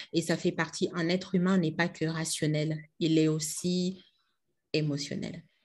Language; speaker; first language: French; non-native, local second language; Lingala